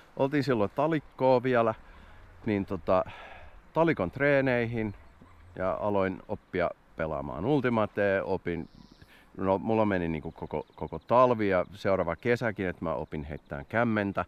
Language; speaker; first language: Finnish; non-native, fluent; English